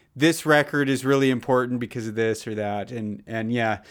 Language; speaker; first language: English; native; English